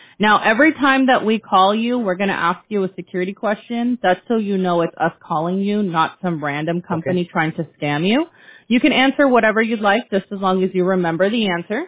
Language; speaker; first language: English; early bilingual, other home language; Spanish